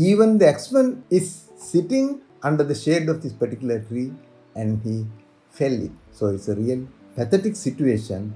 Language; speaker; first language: English; non-native, local second language; Sinhala